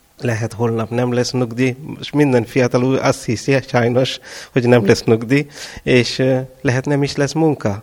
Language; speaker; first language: Hungarian; non-native, fluent; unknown